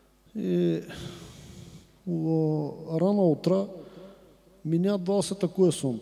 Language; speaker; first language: Russian; non-native, learner; Bulgarian